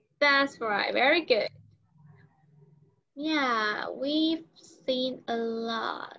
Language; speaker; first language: English; non-native, learner; Vietnamese